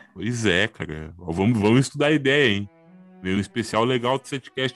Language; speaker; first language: Portuguese; native; Portuguese